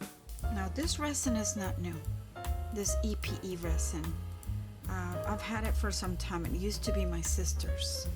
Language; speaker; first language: English; native; English